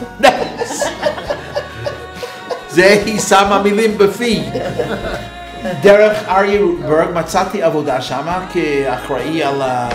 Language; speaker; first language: Hebrew; non-native, fluent; English